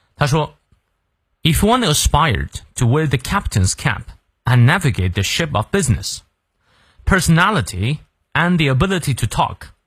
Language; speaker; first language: English; non-native, fluent; Chinese